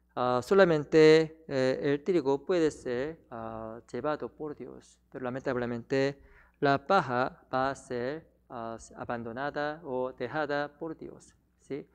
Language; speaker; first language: Spanish; non-native, learner; Korean